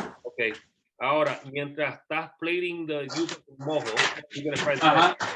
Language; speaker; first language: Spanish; early bilingual, heritage; Spanish